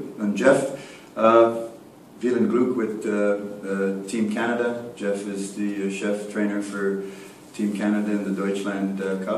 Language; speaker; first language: German; non-native, learner; English